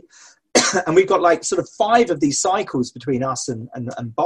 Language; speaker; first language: English; native; English